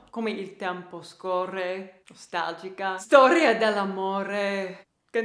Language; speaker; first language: Italian; non-native, learner; English